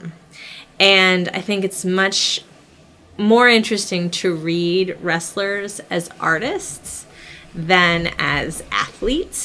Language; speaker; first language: English; native; English